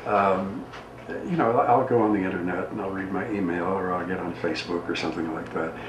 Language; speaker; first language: English; native; English